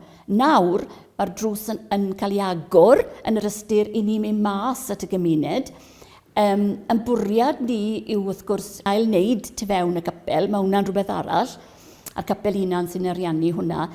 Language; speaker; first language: Welsh; native; Welsh